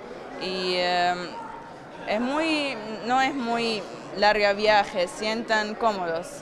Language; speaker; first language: Spanish; non-native, learner; Arabic